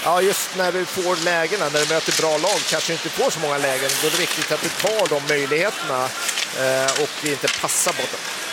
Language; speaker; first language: Swedish; native; Swedish